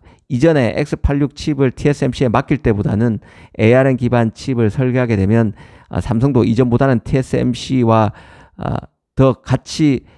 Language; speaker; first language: Korean; native; Korean